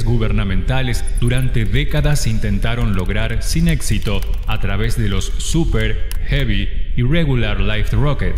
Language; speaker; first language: Spanish; native; Spanish